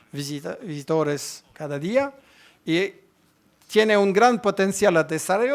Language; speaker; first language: Spanish; non-native, fluent; French